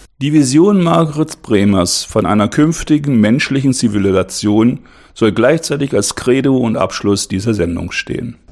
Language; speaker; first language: German; native; German